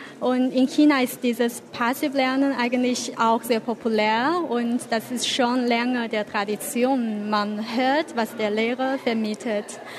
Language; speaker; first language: German; non-native, fluent; Chinese